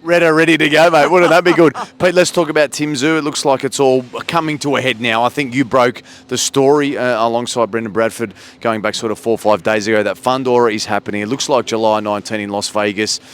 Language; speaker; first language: English; native; English